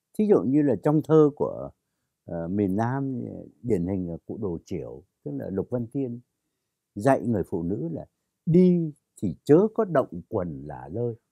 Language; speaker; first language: Vietnamese; native; Vietnamese